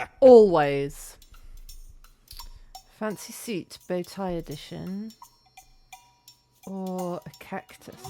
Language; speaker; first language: English; native; English